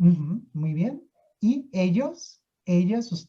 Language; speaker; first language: Spanish; non-native, fluent; Portuguese